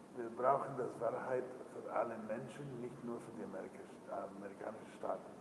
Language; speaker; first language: German; non-native, learner; Spanish